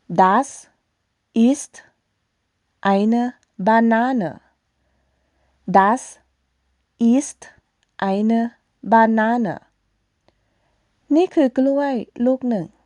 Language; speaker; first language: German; non-native, fluent; Thai